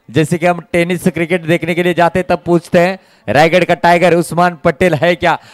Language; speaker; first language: Hindi; non-native, local second language; Marathi